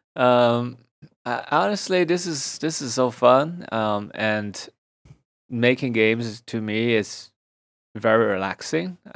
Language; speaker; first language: English; non-native, fluent; Chinese